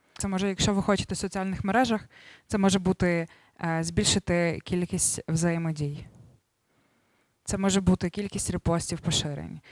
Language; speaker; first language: Ukrainian; native; Ukrainian